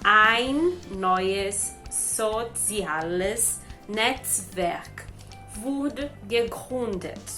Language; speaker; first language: German; non-native, learner; Portuguese